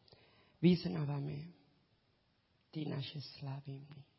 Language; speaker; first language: Czech; non-native, learner; Spanish